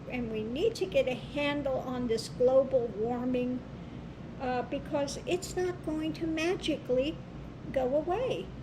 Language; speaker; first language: English; native; English